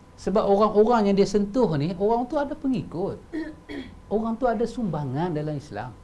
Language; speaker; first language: Malay; native; Malay